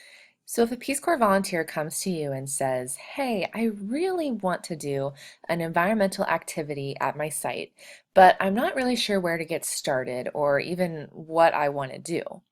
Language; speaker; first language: English; native; English